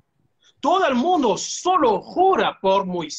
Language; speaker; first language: Spanish; non-native, fluent; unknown